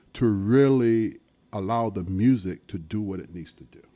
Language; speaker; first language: English; native; English